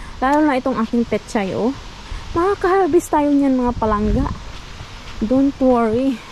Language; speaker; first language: Filipino; non-native, local second language; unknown